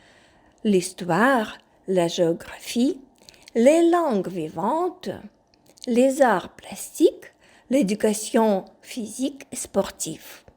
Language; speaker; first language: French; non-native, fluent; Ukrainian